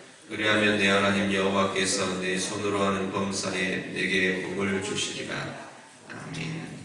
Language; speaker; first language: Korean; native; Korean